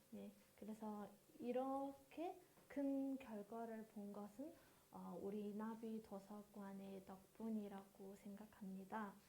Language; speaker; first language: Korean; non-native, fluent; Mongolian